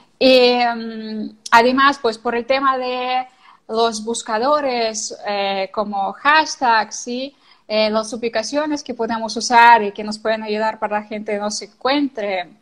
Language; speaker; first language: Spanish; non-native, fluent; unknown